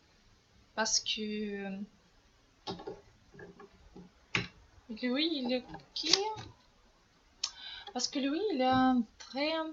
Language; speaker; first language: French; non-native, fluent; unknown